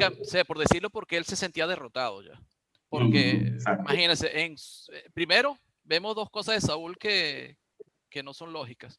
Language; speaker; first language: Spanish; native; Spanish